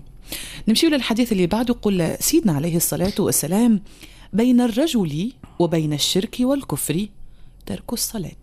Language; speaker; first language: Arabic; native; Arabic